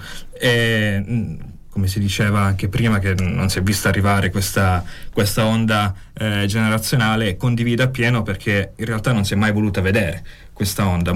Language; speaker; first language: Italian; native; Italian